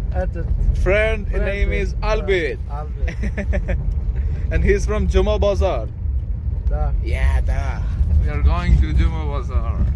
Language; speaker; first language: English; non-native, local second language; Malayalam